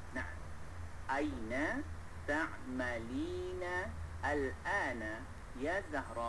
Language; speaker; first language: Arabic; non-native, fluent; Malay